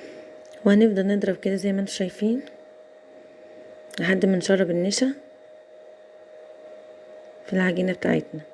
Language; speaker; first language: Arabic; native; Arabic